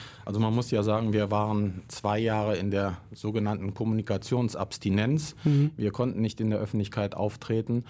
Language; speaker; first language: German; native; German